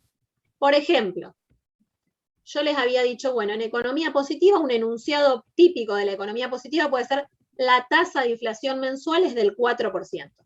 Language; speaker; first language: Spanish; native; Spanish